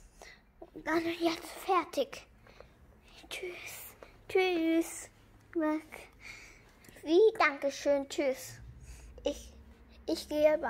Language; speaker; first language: German; early bilingual, other home language; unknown